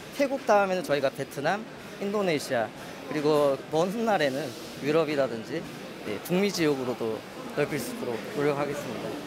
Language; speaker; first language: Korean; native; Korean